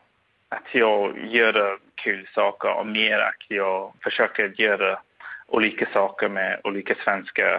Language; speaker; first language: Swedish; non-native, fluent; English